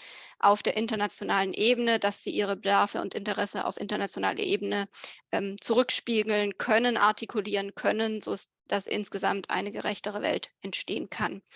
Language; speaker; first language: German; native; German